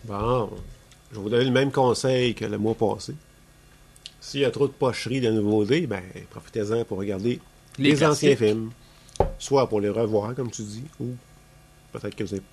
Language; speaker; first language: French; native; French